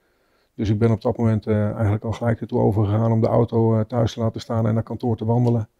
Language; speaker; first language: Dutch; native; Dutch